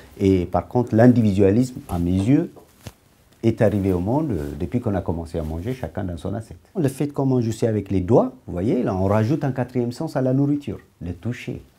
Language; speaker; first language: French; non-native, fluent; Amharic